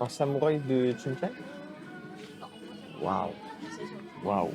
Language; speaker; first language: French; native; French